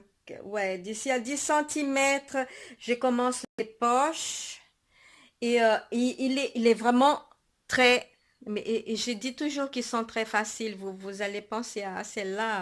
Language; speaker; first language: French; non-native, fluent; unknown